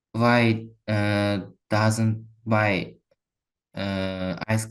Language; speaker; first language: English; non-native, learner; Uzbek